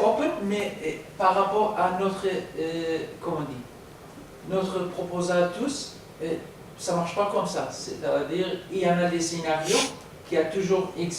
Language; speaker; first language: French; non-native, learner; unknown